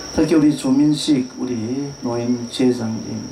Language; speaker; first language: Korean; native; Korean